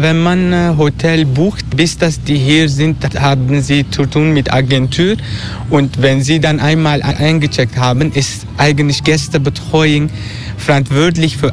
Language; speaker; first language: German; non-native, learner; Dutch